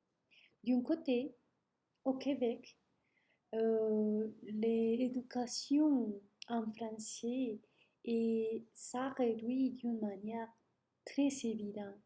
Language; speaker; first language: French; non-native, learner; Spanish